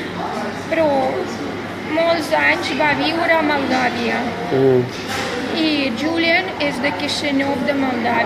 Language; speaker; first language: Catalan; non-native, fluent; Russian